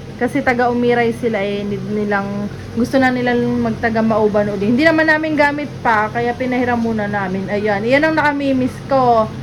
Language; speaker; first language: Filipino; native; Filipino